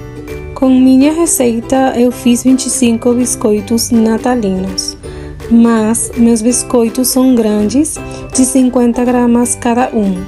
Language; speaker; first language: Portuguese; non-native, fluent; Spanish